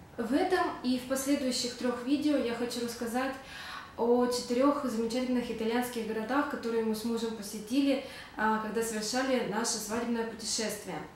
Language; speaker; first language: Russian; native; Russian